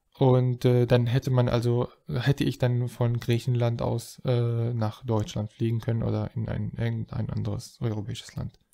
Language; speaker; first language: German; non-native, fluent; Arabic